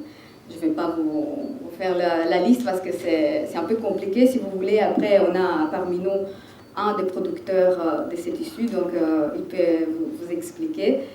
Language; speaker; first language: French; non-native, fluent; Italian